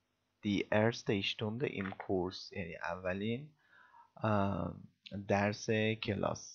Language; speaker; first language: German; non-native, fluent; Persian